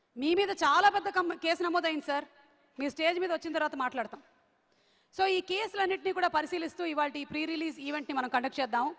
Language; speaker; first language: Telugu; native; Telugu